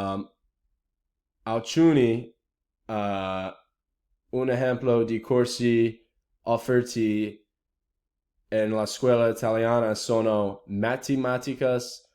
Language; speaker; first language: Italian; non-native, learner; English